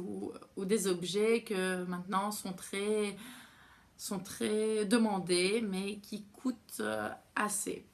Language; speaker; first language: French; non-native, fluent; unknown